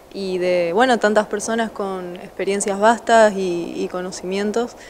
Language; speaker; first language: Spanish; native; Spanish